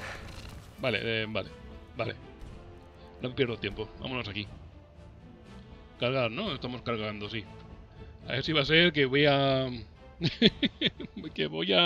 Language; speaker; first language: Spanish; native; Spanish